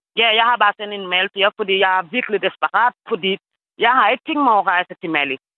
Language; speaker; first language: Danish; non-native, fluent; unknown